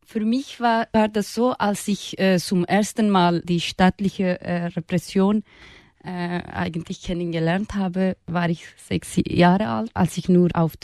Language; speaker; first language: German; non-native, fluent; Kurdish